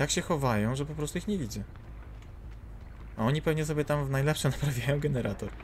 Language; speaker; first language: Polish; native; Polish